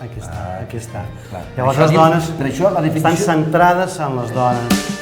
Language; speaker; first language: Catalan; native; Catalan